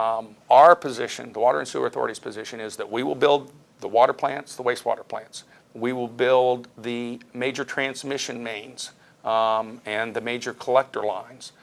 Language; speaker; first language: English; native; English